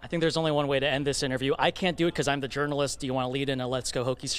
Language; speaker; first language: English; native; English